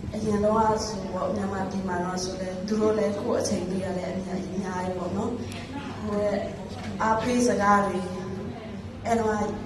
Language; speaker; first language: Burmese; non-native, local second language; Tedim Chin